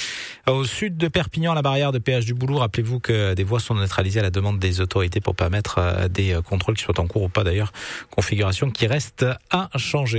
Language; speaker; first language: French; native; French